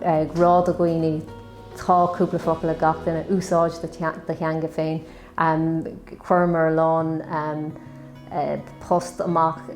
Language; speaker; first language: Irish; non-native, local second language; English